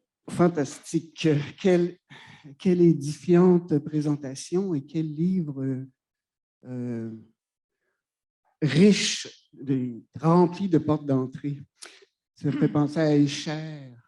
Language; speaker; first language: French; native; French